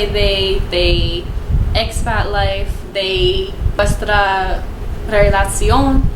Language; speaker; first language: Spanish; non-native, learner; English